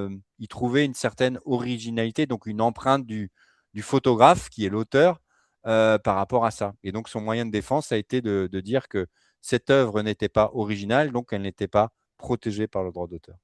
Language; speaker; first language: French; native; French